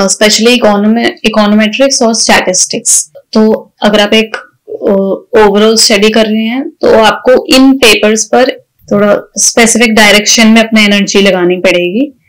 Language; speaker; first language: Hindi; native; Hindi